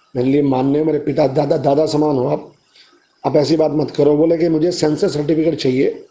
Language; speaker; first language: Hindi; native; Hindi